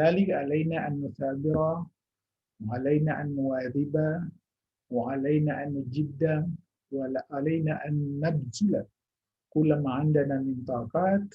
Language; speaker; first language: Arabic; non-native, fluent; Indonesian